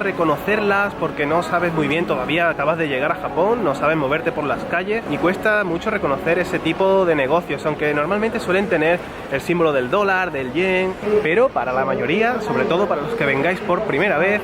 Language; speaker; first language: Spanish; native; Spanish